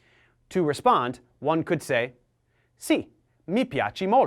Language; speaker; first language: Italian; non-native, learner; English